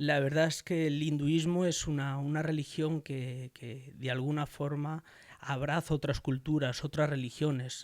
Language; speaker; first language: Spanish; native; Spanish